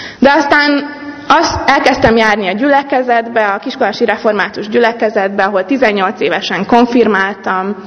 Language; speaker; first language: Hungarian; native; Hungarian